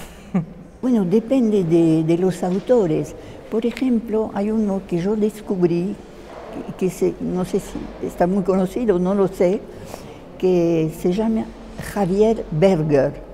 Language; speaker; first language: Spanish; non-native, fluent; French